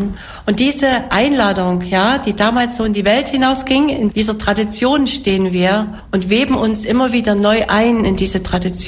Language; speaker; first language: German; native; German